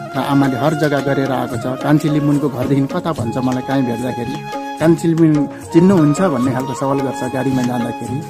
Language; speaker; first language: Nepali; native; Nepali